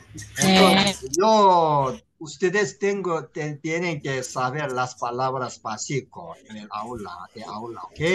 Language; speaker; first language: Spanish; non-native, learner; Korean